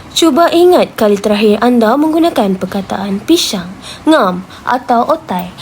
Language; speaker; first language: Malay; native; Malay